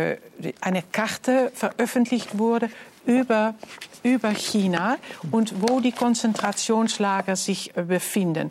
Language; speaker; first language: German; non-native, fluent; Dutch